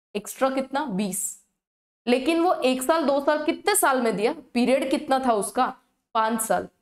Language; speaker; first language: Hindi; native; Hindi